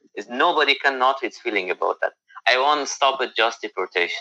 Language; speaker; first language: English; non-native, learner; Persian